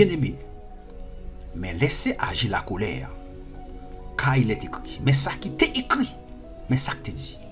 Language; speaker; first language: French; non-native, local second language; Haitian Creole